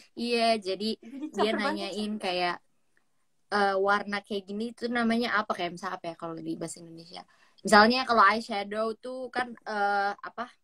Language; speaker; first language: Indonesian; native; Indonesian